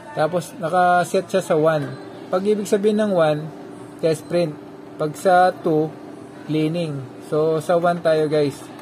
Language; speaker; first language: Filipino; non-native, local second language; Pampanga